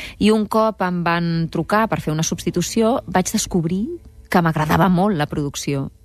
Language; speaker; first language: Catalan; native; Catalan